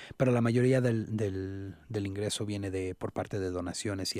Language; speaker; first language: Spanish; native; Spanish